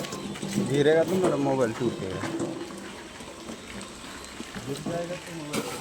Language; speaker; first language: Hindi; non-native, local second language; Odia